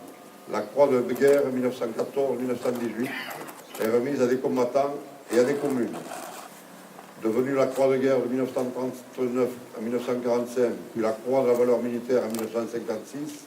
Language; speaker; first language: French; native; French